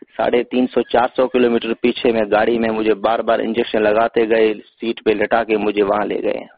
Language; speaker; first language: Urdu; non-native, local second language; Sindhi